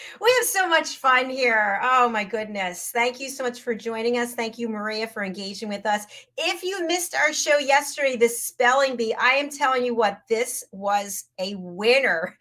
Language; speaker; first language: English; native; English